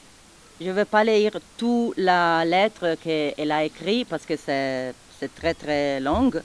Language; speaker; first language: French; non-native, fluent; Italian